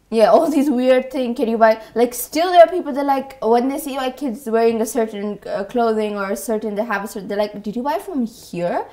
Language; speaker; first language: English; native; English